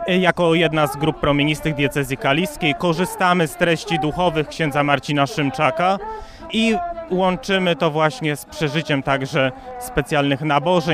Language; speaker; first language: Polish; native; Polish